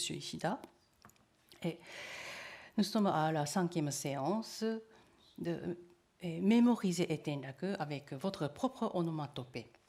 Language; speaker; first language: French; non-native, learner; Japanese